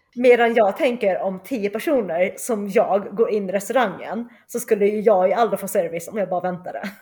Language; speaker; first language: Swedish; early bilingual, other home language; Chinese